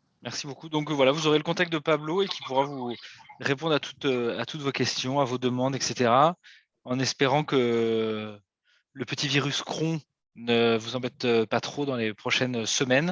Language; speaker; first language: French; native; French